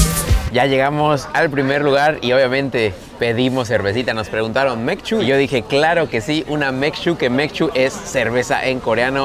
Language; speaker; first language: Spanish; native; Spanish